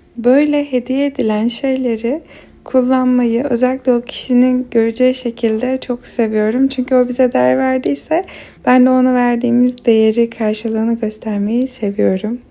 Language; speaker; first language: Turkish; native; Turkish